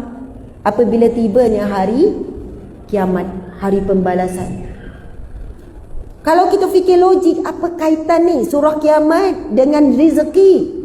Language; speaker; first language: Malay; native; Malay